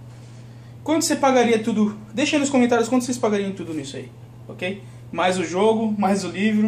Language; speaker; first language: Portuguese; native; Portuguese